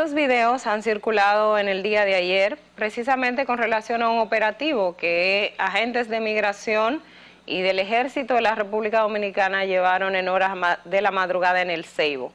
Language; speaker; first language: Spanish; native; Spanish